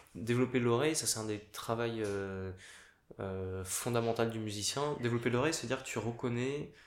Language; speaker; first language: French; native; French